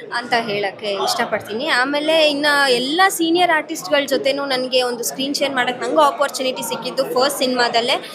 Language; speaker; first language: Kannada; native; Kannada